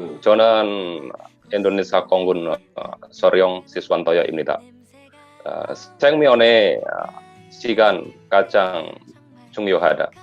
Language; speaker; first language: Korean; non-native, learner; Indonesian